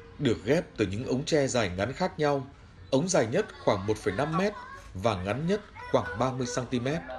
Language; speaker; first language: Vietnamese; native; Vietnamese